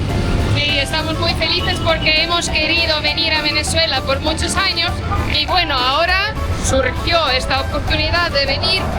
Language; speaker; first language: Spanish; non-native, fluent; Estonian